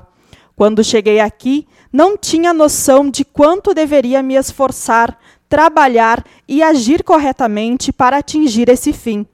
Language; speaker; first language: Portuguese; native; Portuguese